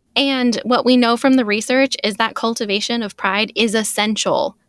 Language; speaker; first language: English; early bilingual, other home language; Filipino